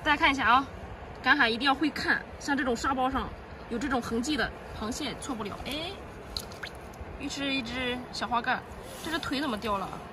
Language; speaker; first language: Chinese; native; Chinese